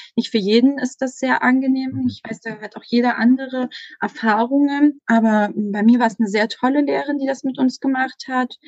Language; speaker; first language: German; native; German